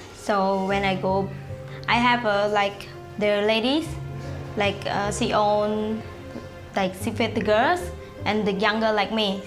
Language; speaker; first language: English; non-native, learner; Khmer